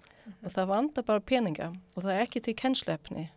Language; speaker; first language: Icelandic; non-native, fluent; Swedish